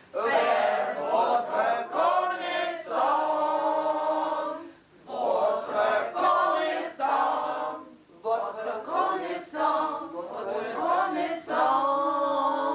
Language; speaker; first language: French; non-native, learner; Russian